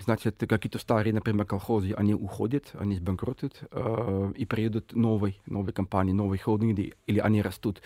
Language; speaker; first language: Russian; non-native, fluent; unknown